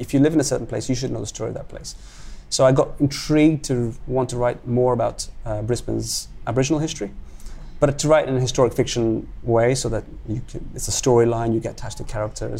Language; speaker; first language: English; native; English